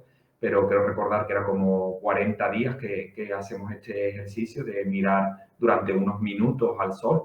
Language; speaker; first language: Spanish; native; Spanish